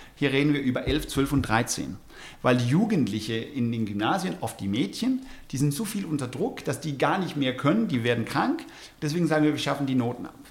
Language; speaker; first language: German; non-native, fluent; Danish